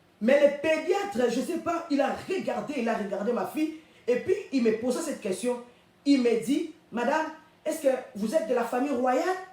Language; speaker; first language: French; non-native, local second language; Lingala